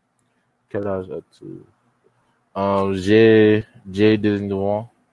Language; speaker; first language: French; non-native, learner; English